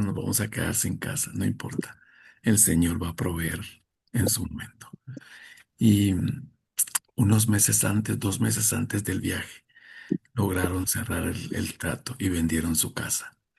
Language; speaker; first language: Spanish; native; Spanish